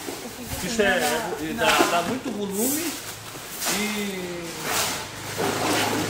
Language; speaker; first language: Portuguese; native; Portuguese